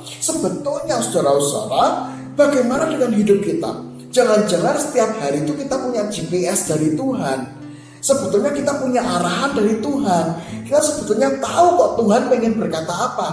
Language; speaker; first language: Indonesian; native; Indonesian